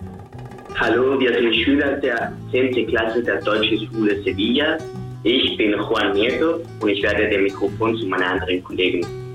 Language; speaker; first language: German; non-native, fluent; Spanish